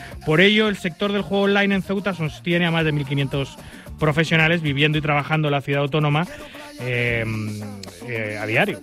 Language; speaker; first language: Spanish; native; Spanish